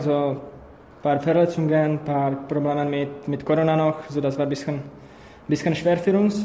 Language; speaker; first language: German; non-native, learner; Czech